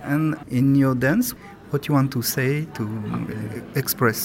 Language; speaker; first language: English; non-native, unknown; French